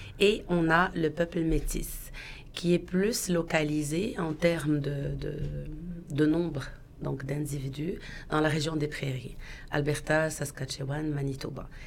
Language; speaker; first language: French; non-native, local second language; Arabic